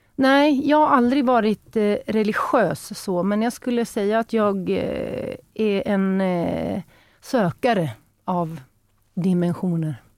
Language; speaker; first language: Swedish; native; Swedish